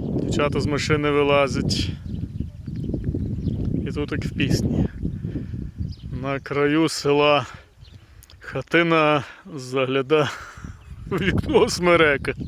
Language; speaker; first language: Ukrainian; native; Ukrainian